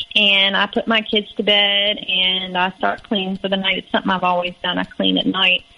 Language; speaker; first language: English; native; English